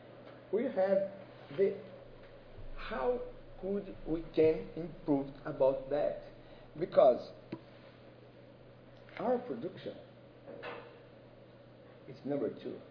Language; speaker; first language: English; non-native, learner; Portuguese